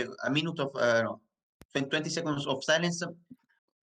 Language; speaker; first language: English; non-native, learner; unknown